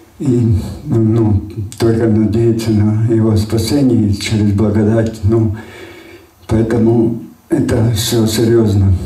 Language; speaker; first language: Russian; non-native, local second language; Latvian